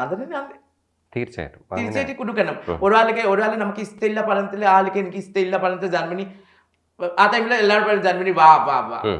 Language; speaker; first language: Malayalam; non-native, learner; Assamese